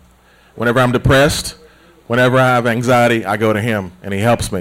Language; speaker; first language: English; native; English